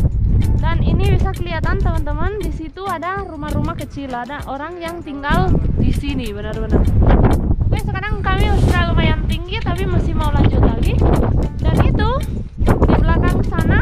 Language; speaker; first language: Indonesian; non-native, fluent; Spanish